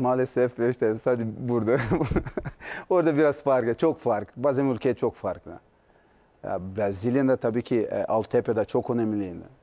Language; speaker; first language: Turkish; non-native, learner; Portuguese